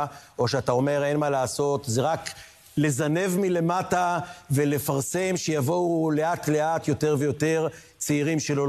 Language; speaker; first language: Hebrew; native; Hebrew